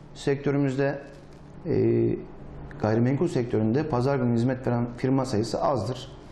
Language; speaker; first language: Turkish; native; Turkish